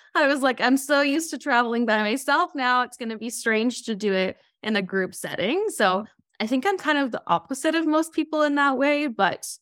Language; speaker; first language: English; native; English